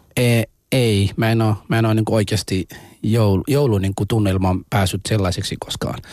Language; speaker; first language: Finnish; non-native, fluent; Somali